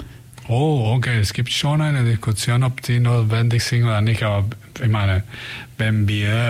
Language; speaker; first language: German; non-native, fluent; Spanish